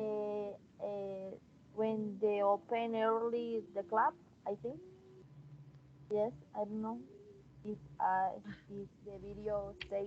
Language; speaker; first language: English; non-native, learner; Spanish